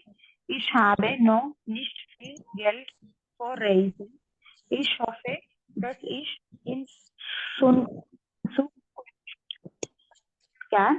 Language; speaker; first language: German; non-native, learner; Malayalam